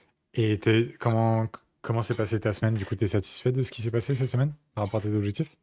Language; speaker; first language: French; native; French